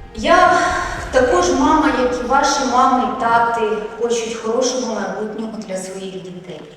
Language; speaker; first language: Ukrainian; native; Ukrainian